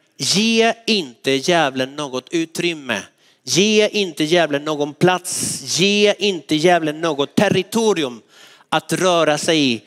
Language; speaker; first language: Swedish; non-native, fluent; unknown